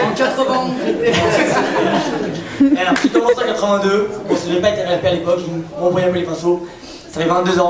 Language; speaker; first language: French; native; French